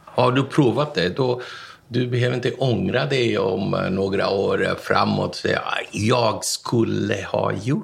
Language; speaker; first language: Swedish; non-native, fluent; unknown